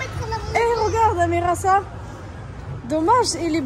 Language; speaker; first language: French; native; French